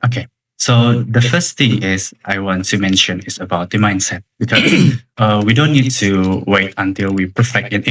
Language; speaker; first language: English; non-native, learner; Indonesian